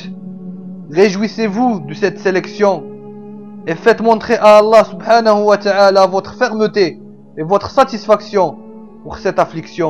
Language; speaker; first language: French; non-native, local second language; Arabic